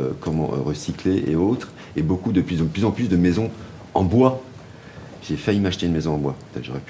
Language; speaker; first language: French; native; French